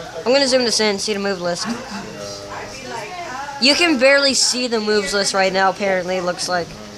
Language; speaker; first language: English; native; English